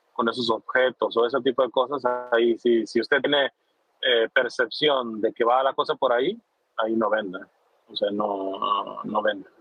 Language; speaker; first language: Spanish; native; Spanish